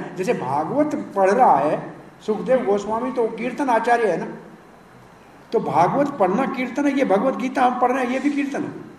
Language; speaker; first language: Hindi; native; Hindi